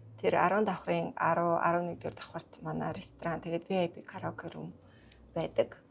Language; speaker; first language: Mongolian; non-native, local second language; Kazakh